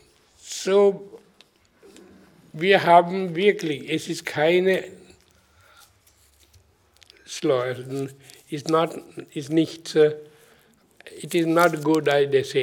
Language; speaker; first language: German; non-native, learner; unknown